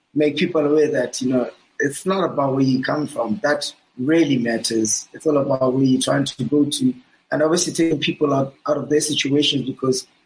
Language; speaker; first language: English; non-native, local second language; Southern Sotho